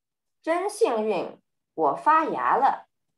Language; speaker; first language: Chinese; early bilingual, heritage; Chinese